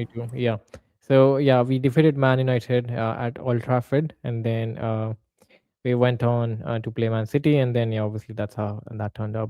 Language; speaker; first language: English; non-native, fluent; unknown